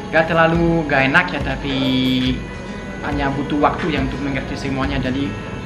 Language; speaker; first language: Indonesian; non-native, fluent; French